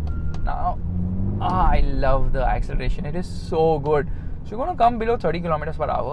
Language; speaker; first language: English; non-native, local second language; Hindi